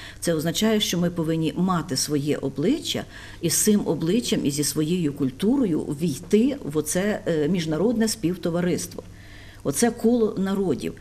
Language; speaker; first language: Ukrainian; native; Ukrainian